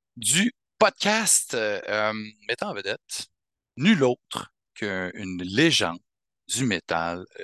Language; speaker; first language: French; native; French